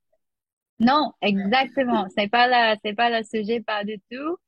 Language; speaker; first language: French; non-native, learner; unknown